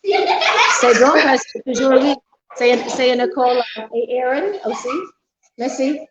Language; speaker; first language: French; non-native, local second language; English